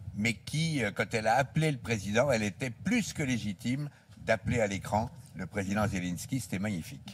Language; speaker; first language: French; native; French